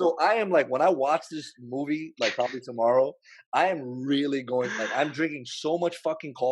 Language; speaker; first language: English; native; English